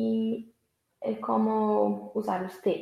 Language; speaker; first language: Spanish; non-native, fluent; Portuguese